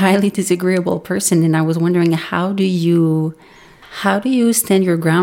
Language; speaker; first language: English; non-native, fluent; French